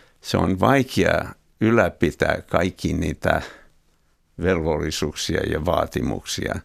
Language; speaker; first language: Finnish; non-native, fluent; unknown